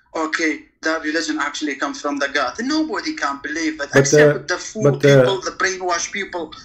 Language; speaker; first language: English; non-native, fluent; Kurdish